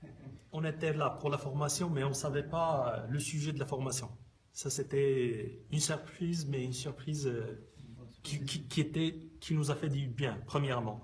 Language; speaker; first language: French; non-native, local second language; Arabic